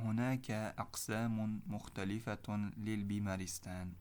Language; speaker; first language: Arabic; non-native, fluent; Uzbek